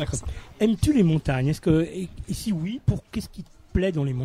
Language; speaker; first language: French; native; French